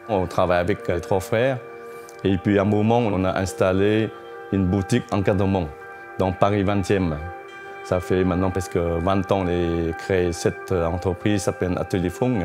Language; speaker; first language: French; non-native, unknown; Chinese